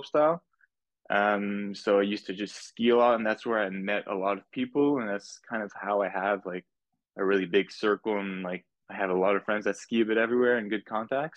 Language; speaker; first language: English; native; English